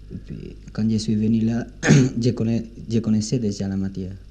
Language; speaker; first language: French; non-native, learner; Spanish